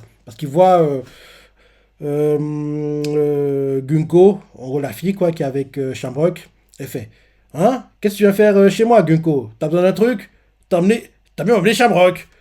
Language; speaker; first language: French; native; French